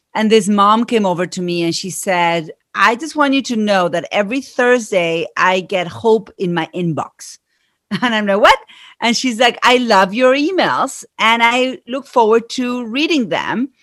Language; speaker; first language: English; non-native, fluent; Spanish